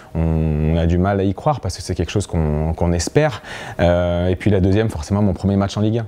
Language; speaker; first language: French; native; French